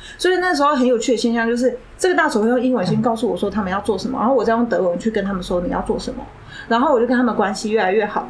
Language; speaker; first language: Chinese; native; Chinese